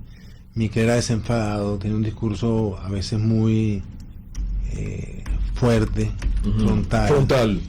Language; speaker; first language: Spanish; native; Spanish